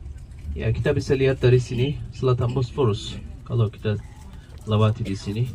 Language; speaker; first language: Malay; non-native, learner; Turkish